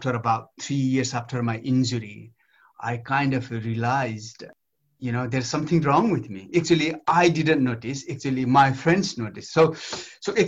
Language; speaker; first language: English; non-native, local second language; Nepali